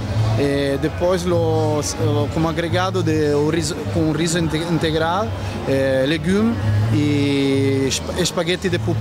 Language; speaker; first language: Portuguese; non-native, learner; Italian